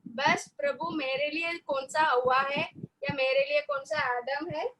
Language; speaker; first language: Hindi; non-native, local second language; Malayalam